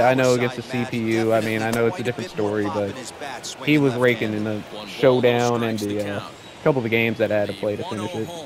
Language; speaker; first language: English; native; English